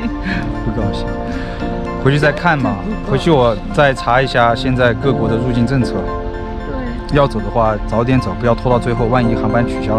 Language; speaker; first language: Chinese; native; Chinese